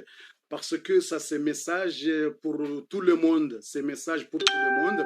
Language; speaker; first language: French; non-native, fluent; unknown